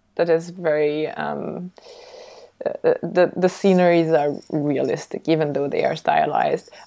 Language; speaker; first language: English; early bilingual, other home language; Hungarian